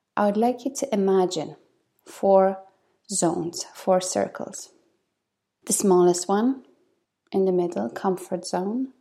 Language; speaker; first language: English; non-native, fluent; Polish